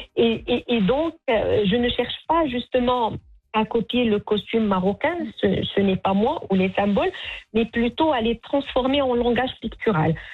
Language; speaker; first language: French; non-native, local second language; Arabic